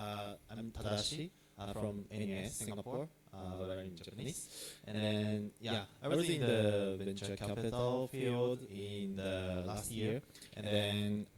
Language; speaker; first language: English; non-native, fluent; Japanese